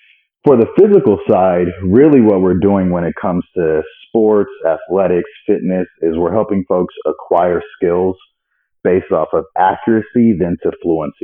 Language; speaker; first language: English; native; English